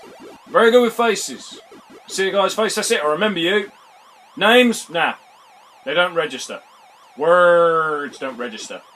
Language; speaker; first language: English; native; English